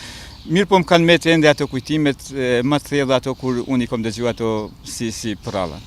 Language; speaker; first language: Albanian; native; Albanian